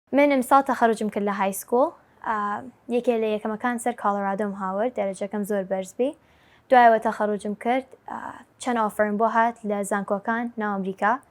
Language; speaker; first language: Central Kurdish; early bilingual, heritage; Central Kurdish